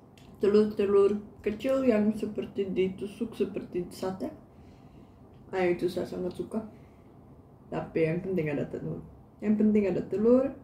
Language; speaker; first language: Indonesian; non-native, fluent; Czech